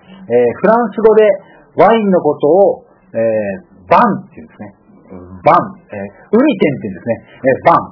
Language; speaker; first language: Japanese; native; Japanese